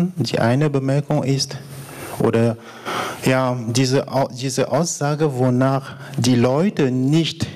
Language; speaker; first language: German; non-native, fluent; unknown